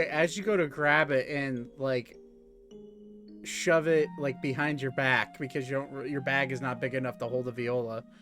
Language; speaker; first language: English; native; English